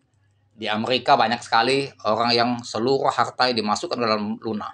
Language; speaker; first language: Indonesian; native; Indonesian